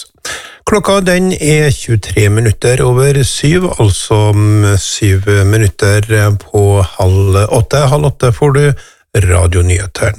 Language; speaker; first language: Norwegian; native; Norwegian